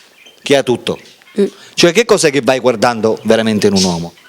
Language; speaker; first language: Italian; native; Italian